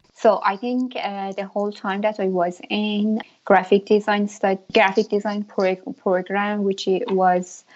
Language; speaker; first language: English; non-native, fluent; Persian